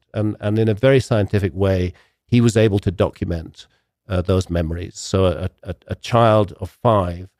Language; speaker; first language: English; native; English